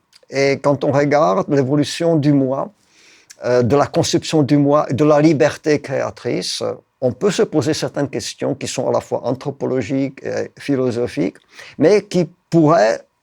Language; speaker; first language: French; non-native, fluent; Czech